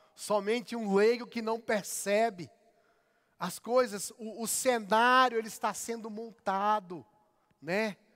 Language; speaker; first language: Portuguese; native; Portuguese